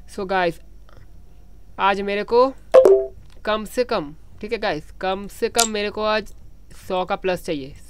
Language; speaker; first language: Hindi; non-native, local second language; Bangla